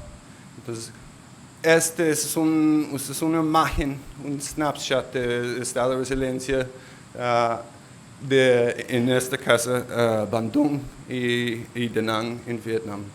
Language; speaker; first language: Spanish; non-native, local second language; English